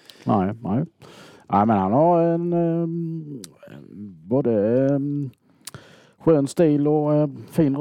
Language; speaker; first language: Swedish; native; Swedish